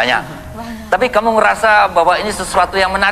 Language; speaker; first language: Indonesian; native; Indonesian